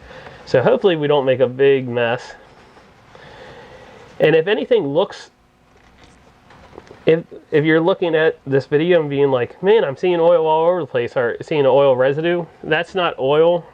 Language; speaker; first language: English; native; English